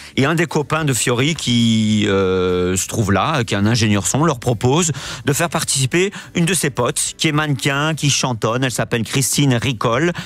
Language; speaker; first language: French; native; French